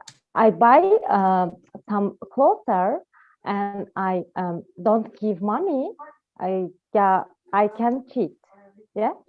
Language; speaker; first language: English; non-native, learner; Russian